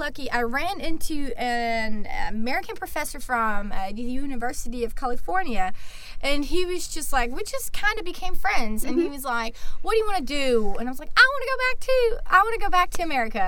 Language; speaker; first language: English; non-native, fluent; German